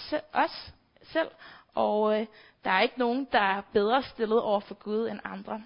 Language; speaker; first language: Danish; native; Danish